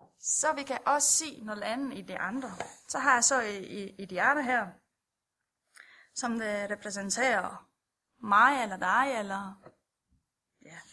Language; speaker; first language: Danish; non-native, fluent; Romanian